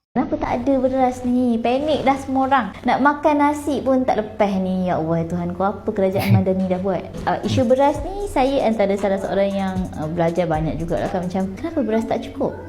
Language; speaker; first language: Malay; native; Malay